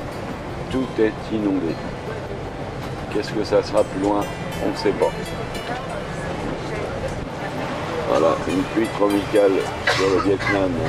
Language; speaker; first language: French; native; French